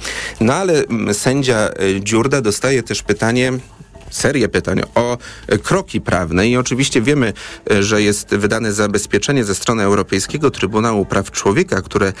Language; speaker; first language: Polish; native; Polish